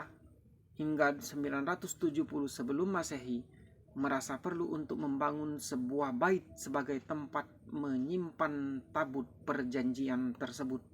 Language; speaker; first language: Indonesian; native; Indonesian